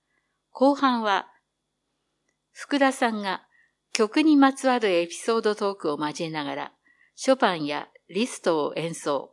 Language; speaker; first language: Japanese; native; Japanese